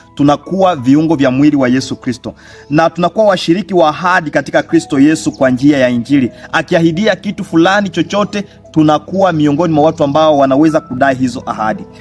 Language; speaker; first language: Swahili; native; Swahili